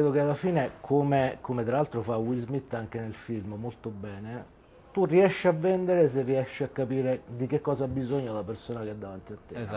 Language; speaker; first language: Italian; native; Italian